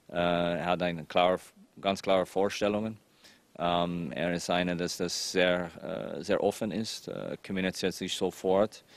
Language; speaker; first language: German; non-native, fluent; English